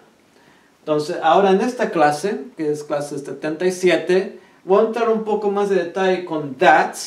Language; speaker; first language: Spanish; early bilingual, heritage; Spanish